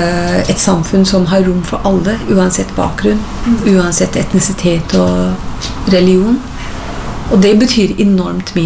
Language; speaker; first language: Norwegian; non-native, fluent; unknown